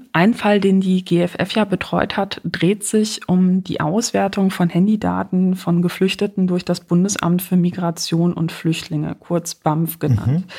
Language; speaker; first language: German; early bilingual, other home language; Polish